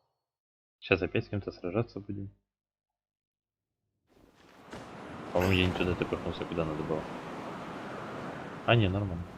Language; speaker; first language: Russian; native; Russian